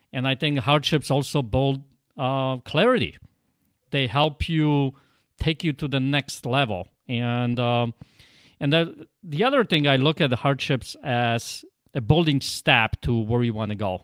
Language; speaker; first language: English; non-native, fluent; Polish